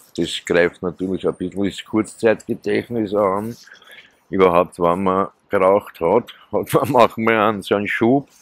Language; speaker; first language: German; native; German